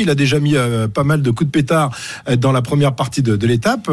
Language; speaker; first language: French; native; French